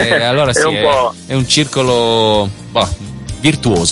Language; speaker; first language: Italian; native; Italian